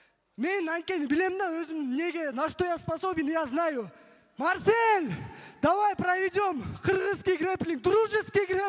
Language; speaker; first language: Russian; non-native, local second language; Kyrgyz